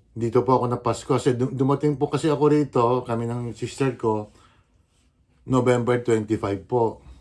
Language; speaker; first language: Filipino; native; Filipino